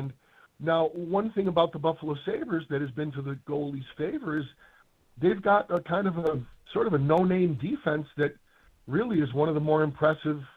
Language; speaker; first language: English; native; English